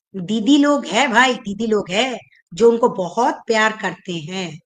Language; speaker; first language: Hindi; non-native, local second language; Bangla